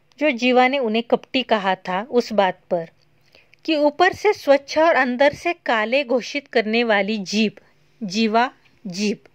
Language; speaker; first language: Hindi; non-native, local second language; Marathi